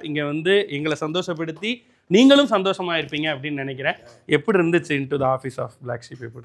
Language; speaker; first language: Tamil; native; Tamil